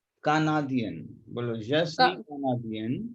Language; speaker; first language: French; non-native, fluent; Hindi